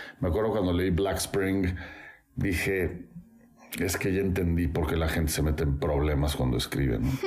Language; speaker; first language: Spanish; native; Spanish